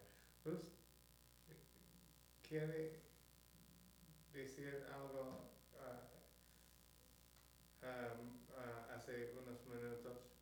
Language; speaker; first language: Spanish; non-native, learner; English